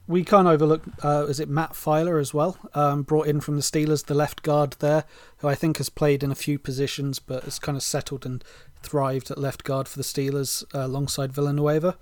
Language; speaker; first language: English; native; English